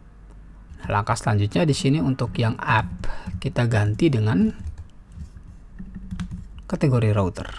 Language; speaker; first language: Indonesian; native; Indonesian